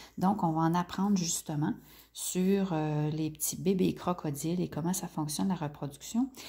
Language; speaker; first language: French; native; French